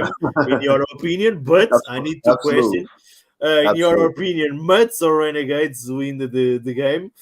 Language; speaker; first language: English; non-native, learner; Portuguese